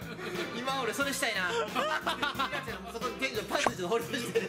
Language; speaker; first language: Japanese; native; Japanese